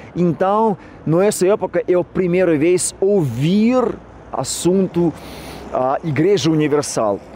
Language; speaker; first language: Portuguese; non-native, learner; Russian